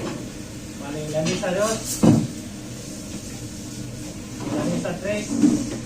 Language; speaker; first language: Spanish; non-native, learner; Filipino